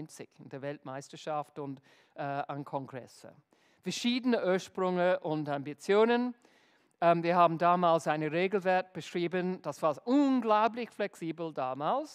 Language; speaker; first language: German; non-native, fluent; English